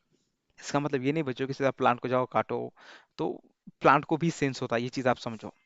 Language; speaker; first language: Hindi; non-native, local second language; Marathi